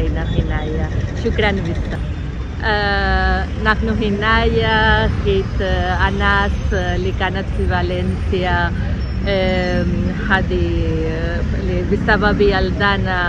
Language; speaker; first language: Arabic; non-native, learner; Spanish